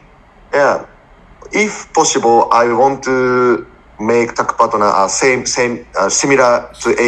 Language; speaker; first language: English; non-native, learner; Japanese